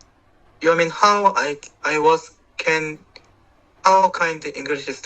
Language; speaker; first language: English; non-native, learner; Korean